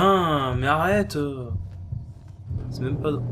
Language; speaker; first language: French; native; French